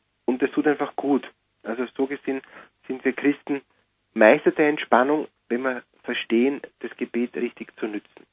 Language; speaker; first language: German; native; German